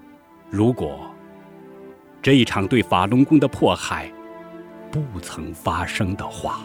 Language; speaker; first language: Chinese; native; Chinese